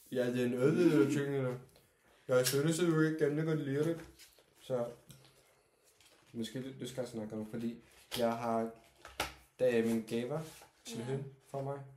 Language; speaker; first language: Danish; non-native, learner; Turkish